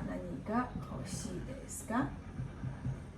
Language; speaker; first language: Japanese; non-native, fluent; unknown